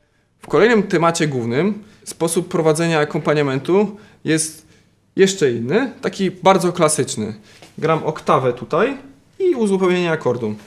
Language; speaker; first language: Polish; native; Polish